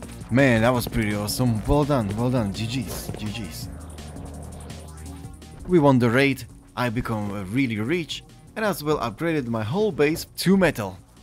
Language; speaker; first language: English; non-native, fluent; Slovak